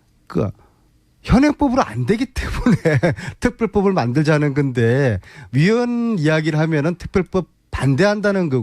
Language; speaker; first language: Korean; native; Korean